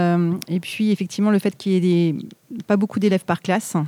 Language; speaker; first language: French; native; French